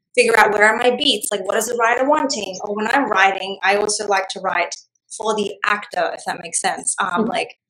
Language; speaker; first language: English; non-native, local second language; Gujarati